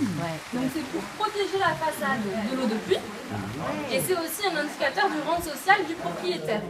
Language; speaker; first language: French; native; French